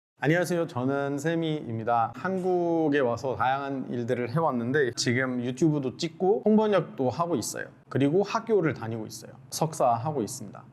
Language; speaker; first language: Korean; non-native, fluent; Arabic